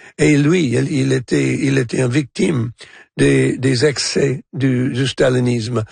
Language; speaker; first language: French; non-native, local second language; English